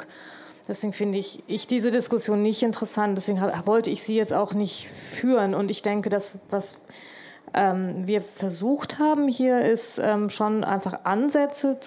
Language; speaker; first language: German; native; German